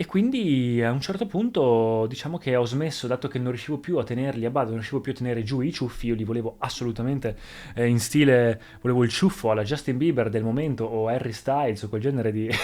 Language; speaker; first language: Italian; native; Italian